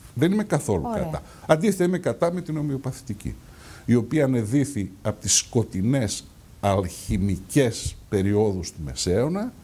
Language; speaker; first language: Greek; native; Greek